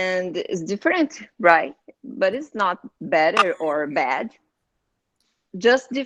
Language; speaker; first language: English; non-native, learner; Portuguese